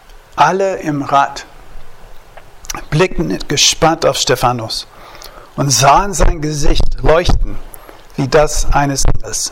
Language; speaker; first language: German; non-native, fluent; English